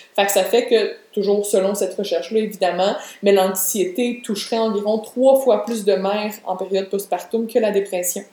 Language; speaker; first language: French; native; French